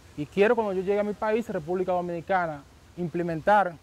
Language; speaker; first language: Spanish; native; Spanish